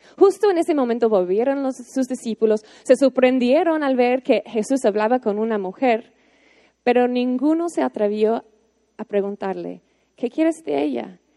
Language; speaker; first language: Spanish; non-native, fluent; English